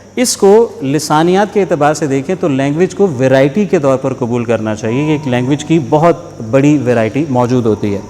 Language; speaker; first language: Urdu; non-native, local second language; Punjabi